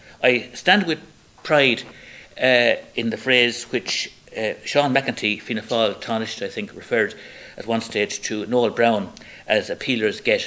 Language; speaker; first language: English; native; English